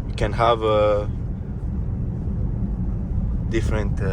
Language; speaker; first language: English; non-native, learner; French